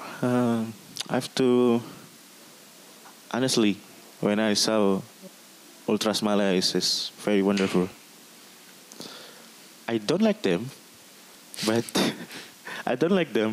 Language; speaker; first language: English; non-native, learner; Indonesian